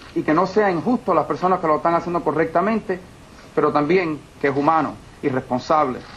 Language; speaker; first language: Spanish; early bilingual, heritage; Spanish